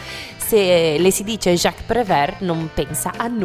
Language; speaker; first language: Italian; native; Italian